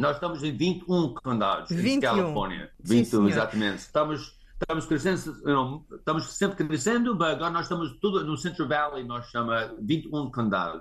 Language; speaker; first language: Portuguese; early bilingual, heritage; English